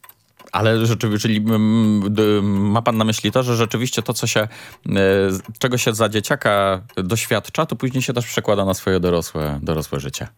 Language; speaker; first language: Polish; native; Polish